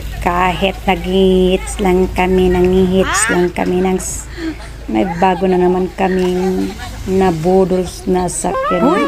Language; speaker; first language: Filipino; non-native, local second language; Cebuano